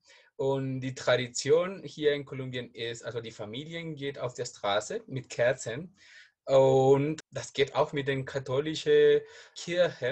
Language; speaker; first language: German; non-native, learner; Spanish